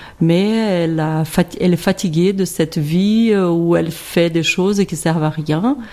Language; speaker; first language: French; non-native, fluent; Portuguese